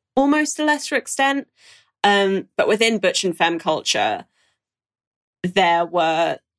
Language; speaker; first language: English; native; English